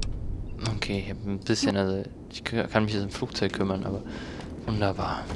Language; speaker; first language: German; native; German